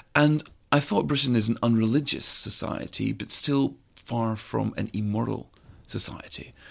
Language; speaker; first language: English; native; English